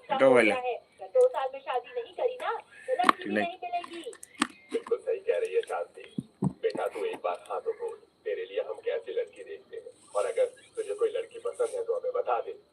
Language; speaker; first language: Hindi; non-native, local second language; Bangla